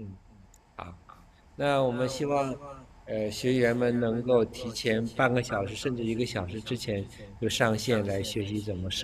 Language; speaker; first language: Chinese; native; Chinese